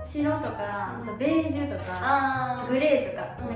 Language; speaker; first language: Japanese; native; Japanese